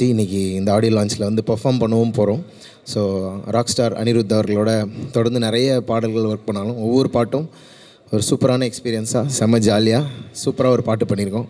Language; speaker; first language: Tamil; native; Tamil